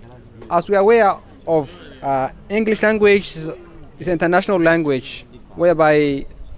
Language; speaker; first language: English; non-native, fluent; Somali